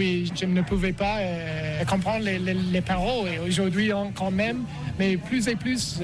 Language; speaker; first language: French; non-native, learner; English